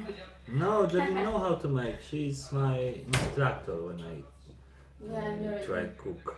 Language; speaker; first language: English; non-native, learner; Polish